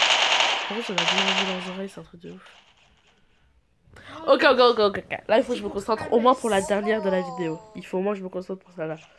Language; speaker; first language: French; native; French